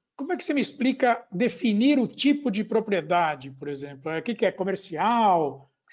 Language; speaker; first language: Portuguese; native; Portuguese